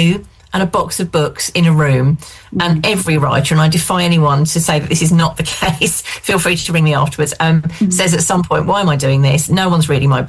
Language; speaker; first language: English; native; English